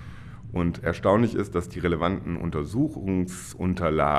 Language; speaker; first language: German; native; German